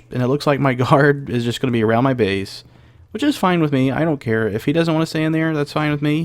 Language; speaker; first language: English; native; English